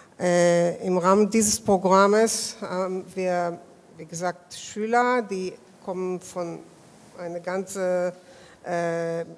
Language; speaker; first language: German; non-native, fluent; Hebrew